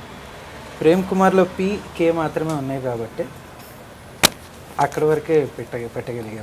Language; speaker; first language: Telugu; native; Telugu